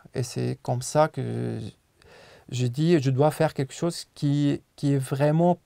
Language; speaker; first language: French; non-native, local second language; Arabic